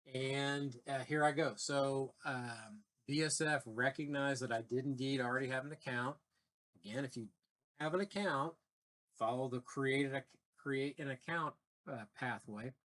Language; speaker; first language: English; native; English